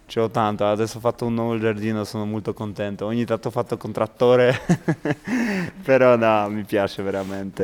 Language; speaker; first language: Italian; non-native, fluent; Polish